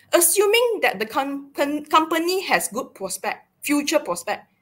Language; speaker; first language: English; non-native, local second language; Chinese